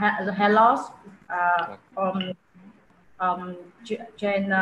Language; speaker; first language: English; non-native, learner; Vietnamese